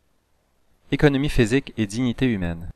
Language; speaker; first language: French; native; French